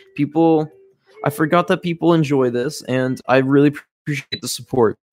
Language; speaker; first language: English; native; English